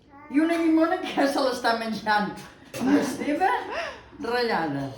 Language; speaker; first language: Catalan; native; Catalan